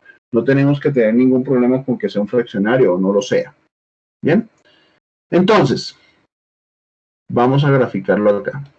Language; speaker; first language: Spanish; native; Spanish